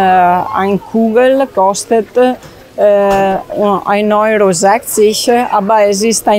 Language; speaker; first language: German; non-native, learner; Italian